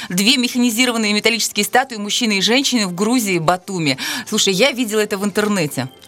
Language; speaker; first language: Russian; native; Russian